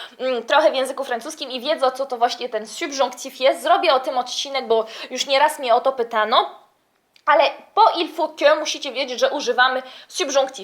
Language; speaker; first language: Polish; early bilingual, heritage; Polish